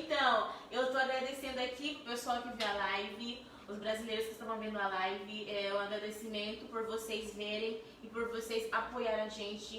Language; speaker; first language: Portuguese; non-native, fluent; Haitian Creole